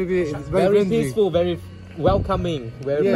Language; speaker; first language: English; non-native, fluent; Vietnamese